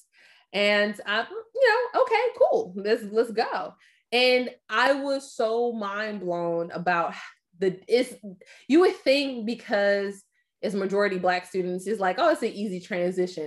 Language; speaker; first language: English; native; English